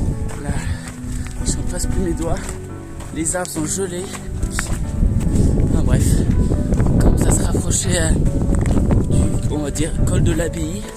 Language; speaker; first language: French; native; French